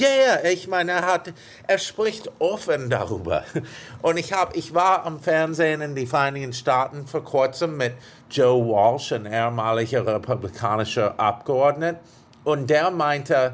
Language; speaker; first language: German; non-native, fluent; English